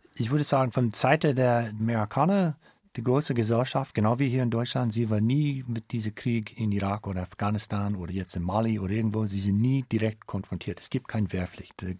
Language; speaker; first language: German; non-native, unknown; English